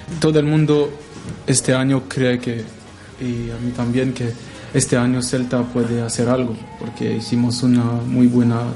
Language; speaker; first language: Spanish; non-native, learner; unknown